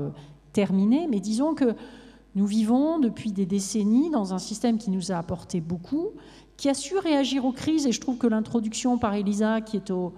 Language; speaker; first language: French; native; French